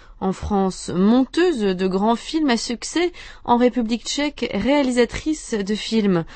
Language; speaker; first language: French; native; French